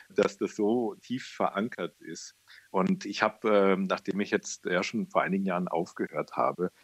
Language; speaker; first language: German; native; German